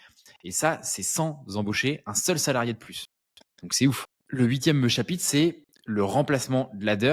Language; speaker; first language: French; native; French